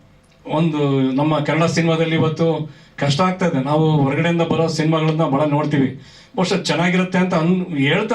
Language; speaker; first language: Kannada; native; Kannada